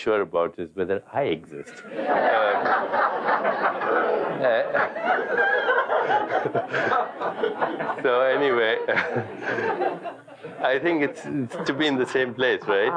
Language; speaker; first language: English; non-native, local second language; Hindi